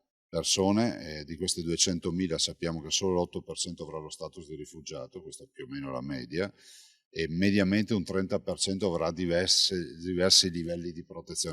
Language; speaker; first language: Italian; native; Italian